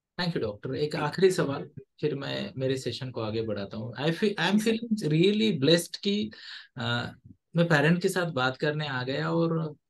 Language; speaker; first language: Hindi; non-native, local second language; Marathi